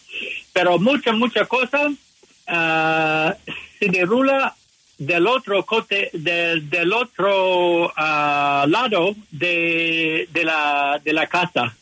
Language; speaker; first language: Spanish; non-native, learner; English